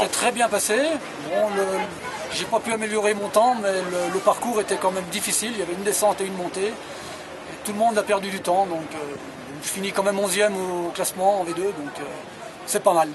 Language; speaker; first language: French; native; French